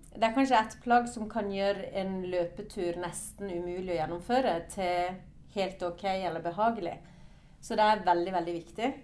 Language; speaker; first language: Norwegian; native; Norwegian